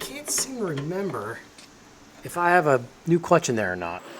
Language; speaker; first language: English; native; English